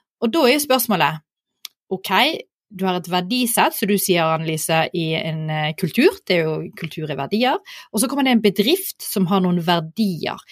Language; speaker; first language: Norwegian; native; Norwegian